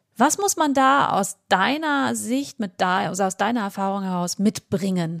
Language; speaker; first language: German; native; German